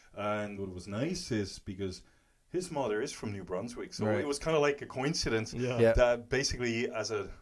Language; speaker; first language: English; non-native, fluent; German